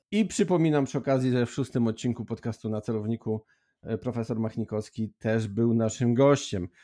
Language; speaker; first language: Polish; native; Polish